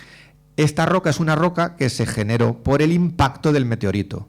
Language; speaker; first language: Spanish; native; Spanish